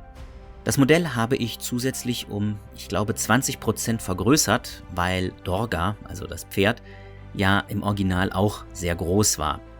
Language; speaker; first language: German; native; German